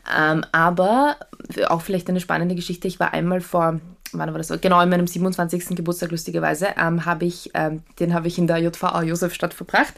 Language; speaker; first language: German; early bilingual, other home language; Polish